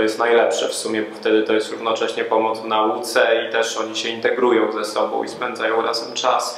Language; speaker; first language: Polish; native; Polish